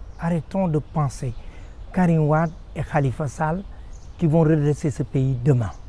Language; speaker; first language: French; non-native, local second language; Wolof